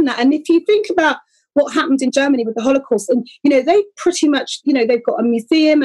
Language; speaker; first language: English; native; English